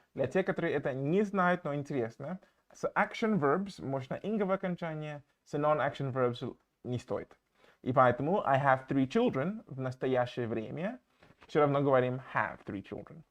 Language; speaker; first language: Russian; non-native, fluent; English